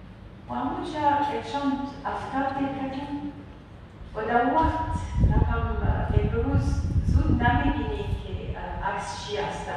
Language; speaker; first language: Persian; non-native, learner; Arabic